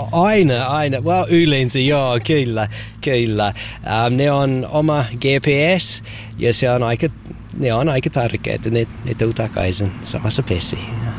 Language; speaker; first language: Finnish; non-native, learner; English